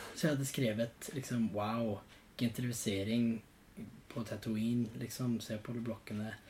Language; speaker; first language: Norwegian; non-native, fluent; English